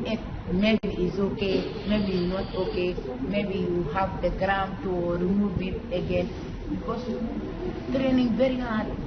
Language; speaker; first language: English; non-native, learner; Wolof